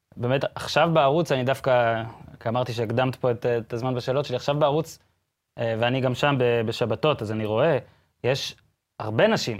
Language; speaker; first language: Hebrew; native; Hebrew